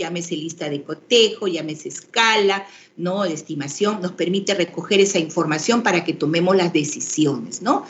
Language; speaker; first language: Spanish; native; Spanish